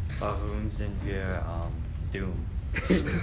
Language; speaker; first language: German; non-native, learner; English